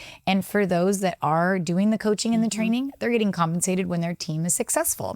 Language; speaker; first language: English; native; English